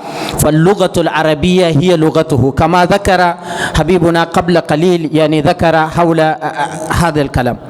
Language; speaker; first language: Arabic; non-native, fluent; Urdu